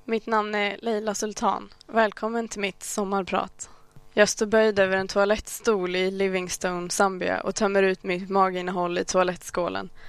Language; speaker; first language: Swedish; early bilingual, other home language; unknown